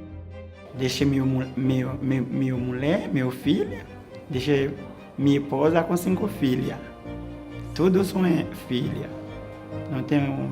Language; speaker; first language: Portuguese; non-native, learner; Haitian Creole